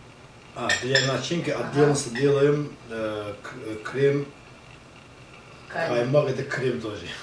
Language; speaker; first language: Russian; non-native, learner; Azerbaijani